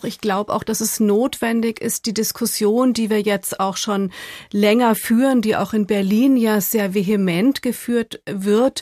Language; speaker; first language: German; native; German